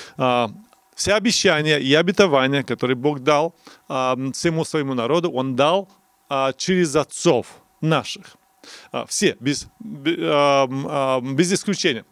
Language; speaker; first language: Russian; non-native, local second language; Romanian